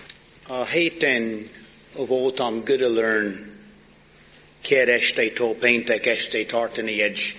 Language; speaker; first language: Hungarian; non-native, fluent; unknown